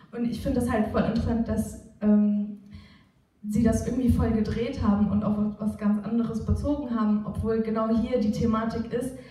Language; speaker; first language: German; non-native, local second language; Turkish